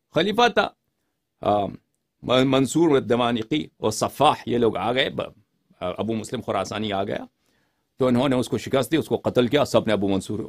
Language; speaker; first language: Urdu; non-native, fluent; Persian